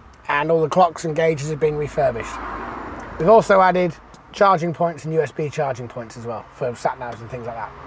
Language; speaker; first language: English; native; English